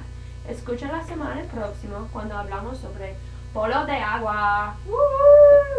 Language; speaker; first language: Spanish; non-native, learner; English